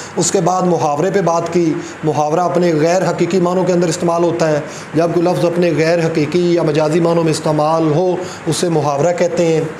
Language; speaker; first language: Urdu; non-native, local second language; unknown